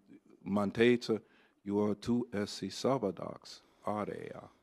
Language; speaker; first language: Latvian; non-native, fluent; English